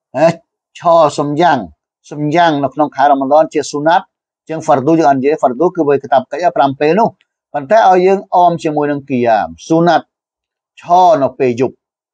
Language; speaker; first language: Khmer; non-native, local second language; Western Cham